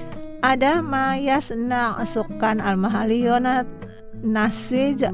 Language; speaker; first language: Arabic; non-native, fluent; Indonesian